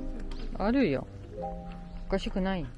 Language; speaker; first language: Japanese; non-native, fluent; French